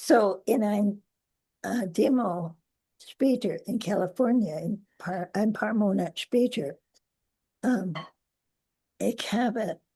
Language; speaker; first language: German; non-native, learner; English